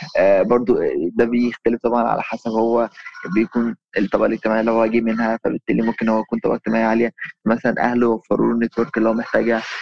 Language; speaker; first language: Arabic; native; Arabic